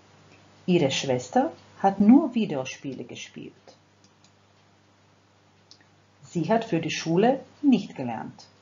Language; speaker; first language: German; non-native, fluent; Croatian